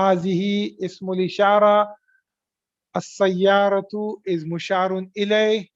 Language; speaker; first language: Arabic; non-native, fluent; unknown